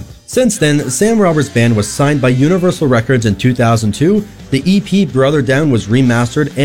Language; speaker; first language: English; native; English